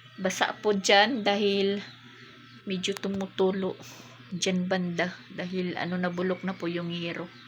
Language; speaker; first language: Filipino; non-native, local second language; Waray